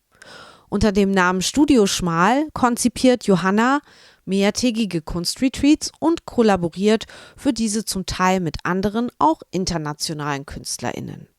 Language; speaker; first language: German; native; German